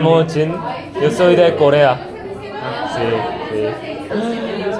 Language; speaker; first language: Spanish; non-native, learner; Korean